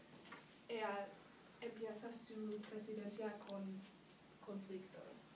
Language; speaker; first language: Spanish; non-native, learner; English